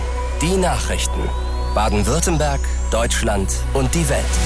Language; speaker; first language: German; native; German